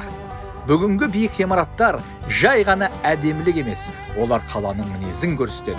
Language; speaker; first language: Kazakh; native; Kazakh